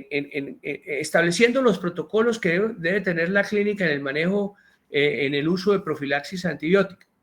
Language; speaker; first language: Spanish; native; Spanish